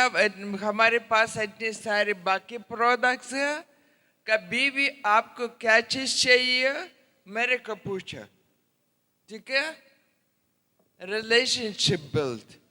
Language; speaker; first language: Hindi; non-native, learner; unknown